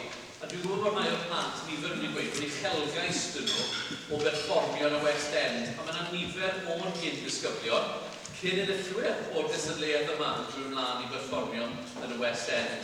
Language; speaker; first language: Welsh; native; Welsh